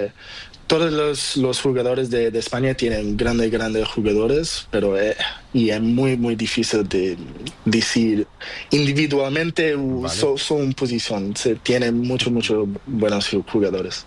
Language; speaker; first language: Spanish; non-native, learner; Portuguese